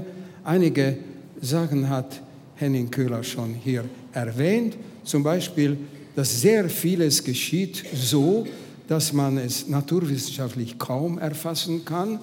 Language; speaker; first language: German; non-native, fluent; Hungarian